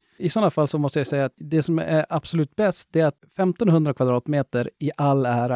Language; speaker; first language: Swedish; native; Swedish